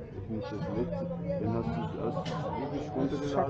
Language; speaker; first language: German; native; German